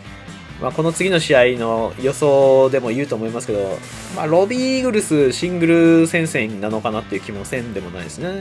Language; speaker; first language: Japanese; native; Japanese